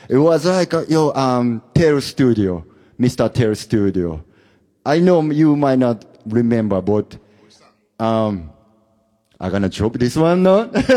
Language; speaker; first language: English; non-native, fluent; Japanese